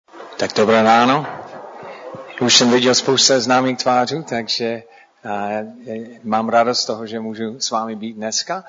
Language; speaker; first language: Czech; non-native, fluent; English